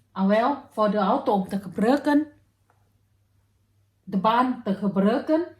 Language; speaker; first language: Dutch; non-native, learner; Thai